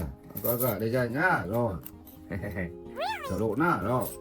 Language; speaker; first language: Vietnamese; native; Vietnamese